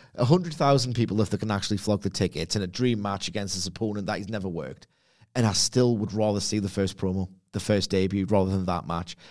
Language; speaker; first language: English; native; English